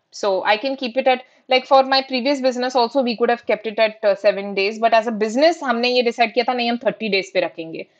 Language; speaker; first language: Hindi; non-native, local second language; Marathi